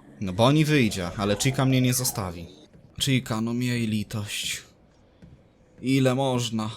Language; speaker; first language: Polish; native; Polish